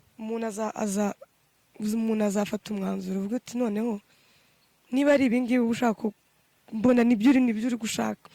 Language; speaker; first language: Kinyarwanda; native; Kinyarwanda